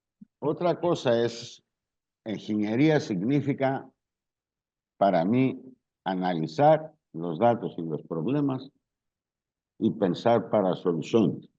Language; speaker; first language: Spanish; non-native, learner; Greek